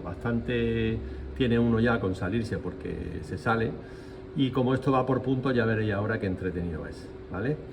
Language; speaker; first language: Spanish; native; Spanish